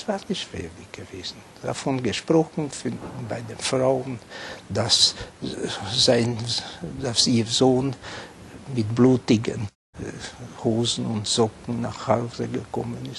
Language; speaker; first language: German; non-native, fluent; Hungarian